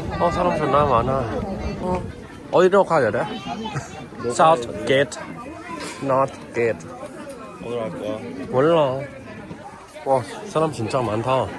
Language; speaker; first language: Korean; non-native, learner; Thai